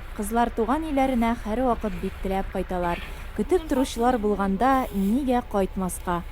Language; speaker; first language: Tatar; native; Tatar